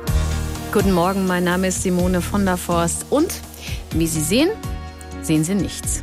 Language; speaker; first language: German; native; German